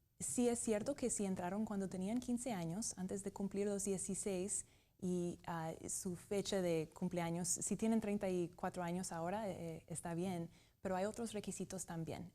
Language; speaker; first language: Spanish; non-native, fluent; English